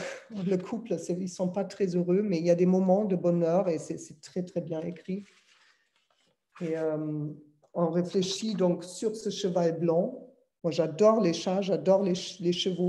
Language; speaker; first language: French; non-native, fluent; German